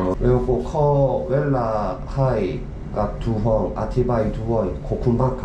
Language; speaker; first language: Thai; non-native, learner; Korean